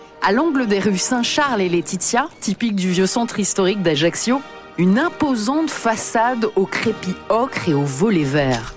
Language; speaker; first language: French; native; French